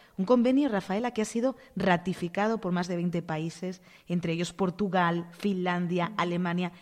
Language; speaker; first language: Spanish; native; Spanish